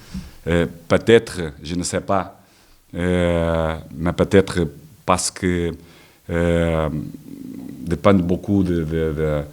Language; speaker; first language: French; non-native, learner; Portuguese